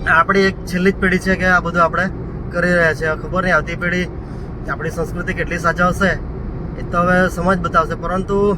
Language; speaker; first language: Gujarati; non-native, local second language; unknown